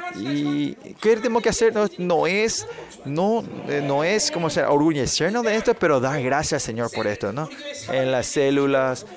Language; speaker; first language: Spanish; non-native, fluent; Korean